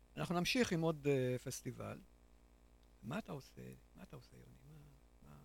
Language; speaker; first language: Hebrew; native; Hebrew